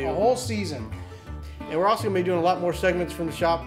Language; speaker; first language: English; native; English